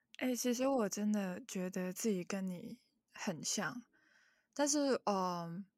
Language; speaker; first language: Chinese; non-native, local second language; Cantonese